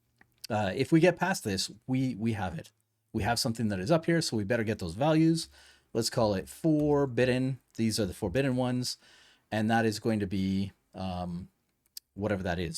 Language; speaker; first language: English; native; English